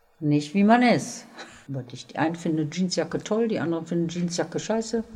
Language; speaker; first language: German; native; German